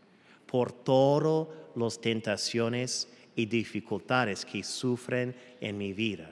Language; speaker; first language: Spanish; non-native, fluent; English